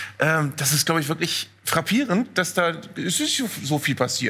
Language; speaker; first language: German; native; German